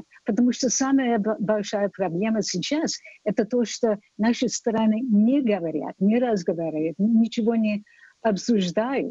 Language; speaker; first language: Russian; non-native, fluent; English